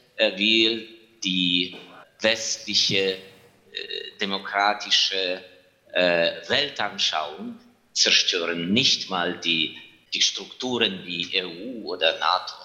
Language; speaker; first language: German; non-native, fluent; Ukrainian